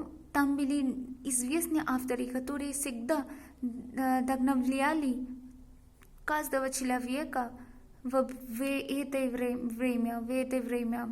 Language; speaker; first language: Russian; non-native, learner; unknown